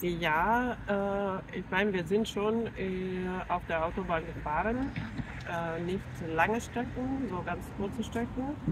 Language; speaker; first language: German; non-native, fluent; Finnish